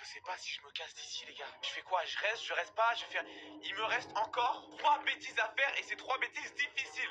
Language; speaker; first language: French; native; French